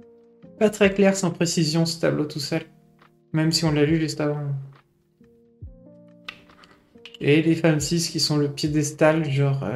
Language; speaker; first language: French; native; French